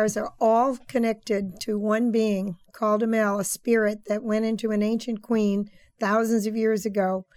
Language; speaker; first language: English; native; English